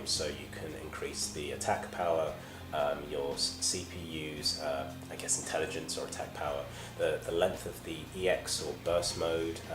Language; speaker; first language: English; native; English